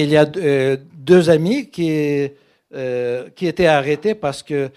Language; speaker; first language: French; non-native, fluent; Russian